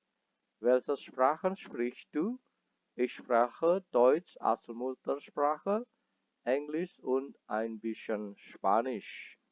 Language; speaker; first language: German; non-native, fluent; Indonesian